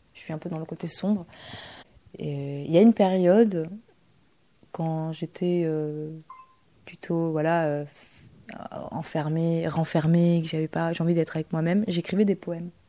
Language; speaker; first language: French; early bilingual, other home language; Bulgarian